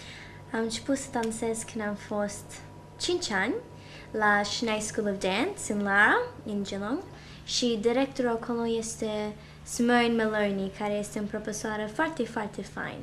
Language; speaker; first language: Romanian; early bilingual, heritage; Romanian